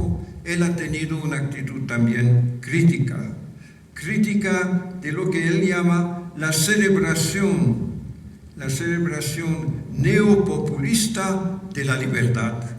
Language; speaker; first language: Spanish; non-native, fluent; French